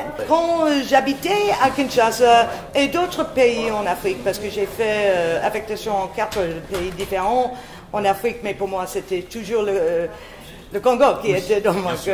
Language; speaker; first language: French; non-native, fluent; English